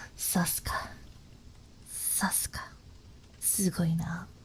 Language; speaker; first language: Japanese; non-native, learner; English